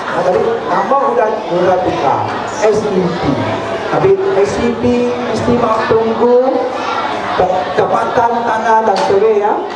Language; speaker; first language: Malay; non-native, local second language; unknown